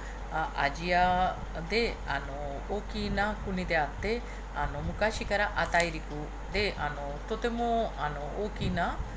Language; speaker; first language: Japanese; non-native, fluent; Hindi